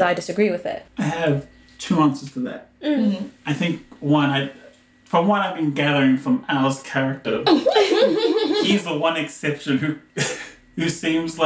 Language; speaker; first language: English; native; English